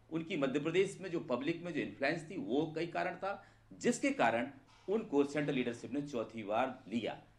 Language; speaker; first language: Hindi; native; Hindi